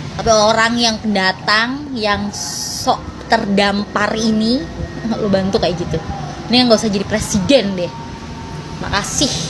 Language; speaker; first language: Indonesian; native; Indonesian